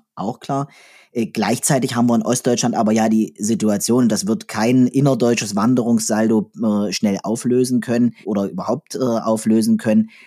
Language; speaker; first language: German; native; German